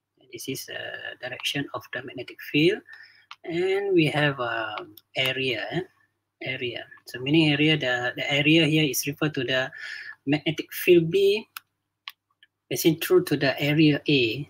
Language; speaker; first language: English; non-native, local second language; Malay